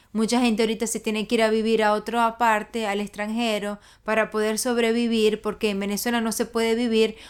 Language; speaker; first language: Spanish; native; Spanish